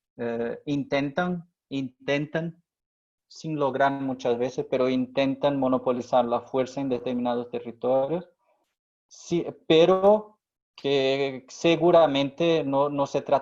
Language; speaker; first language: Spanish; non-native, fluent; Portuguese